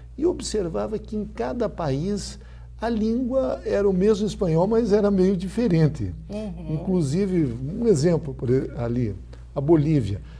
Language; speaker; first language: Portuguese; native; Portuguese